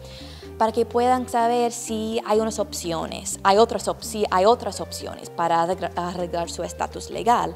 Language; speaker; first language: Spanish; non-native, fluent; English